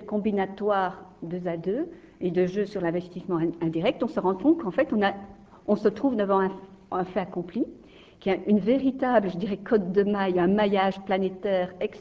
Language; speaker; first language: French; native; French